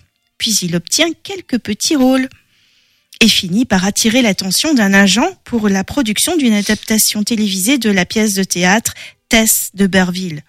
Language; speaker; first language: French; native; French